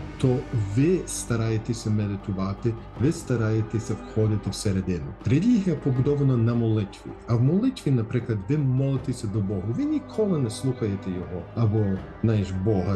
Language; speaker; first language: Ukrainian; early bilingual, heritage; Ukrainian